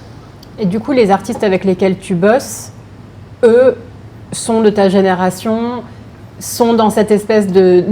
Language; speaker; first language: French; native; French